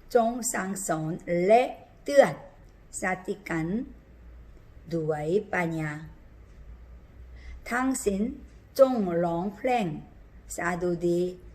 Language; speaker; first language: Thai; non-native, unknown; Korean